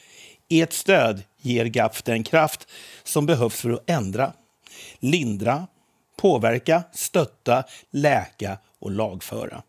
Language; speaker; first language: Swedish; native; Swedish